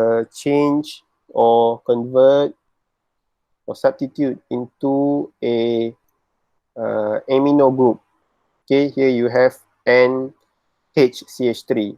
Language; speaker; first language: English; non-native, local second language; Malay